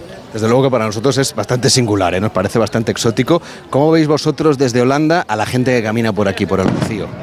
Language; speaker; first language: Spanish; native; Spanish